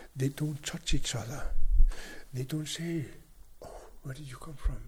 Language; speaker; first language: English; non-native, fluent; Kalaallisut